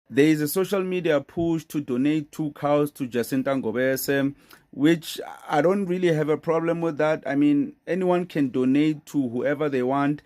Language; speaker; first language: English; non-native, local second language; Zulu